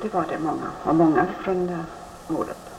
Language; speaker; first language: Swedish; early bilingual, heritage; Swedish